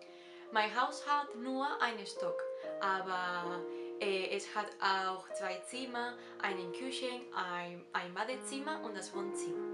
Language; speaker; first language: German; non-native, learner; Spanish